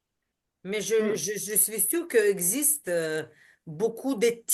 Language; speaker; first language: French; non-native, learner; Ukrainian